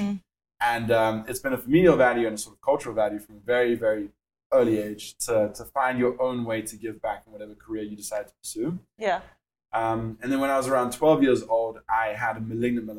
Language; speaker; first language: English; native; English